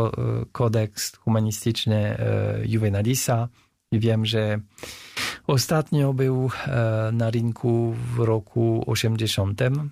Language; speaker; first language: Polish; non-native, fluent; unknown